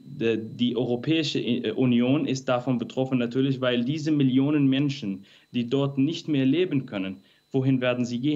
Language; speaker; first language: German; non-native, fluent; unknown